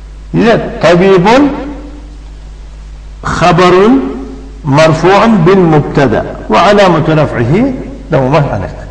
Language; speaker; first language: Arabic; non-native, fluent; Tajik